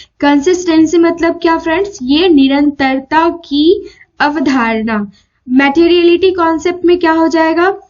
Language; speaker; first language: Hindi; native; Hindi